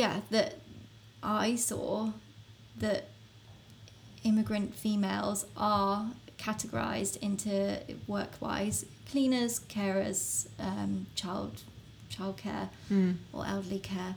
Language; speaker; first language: English; native; English